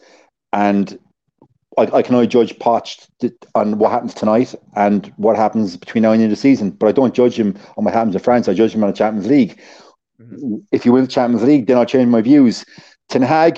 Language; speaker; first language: English; native; English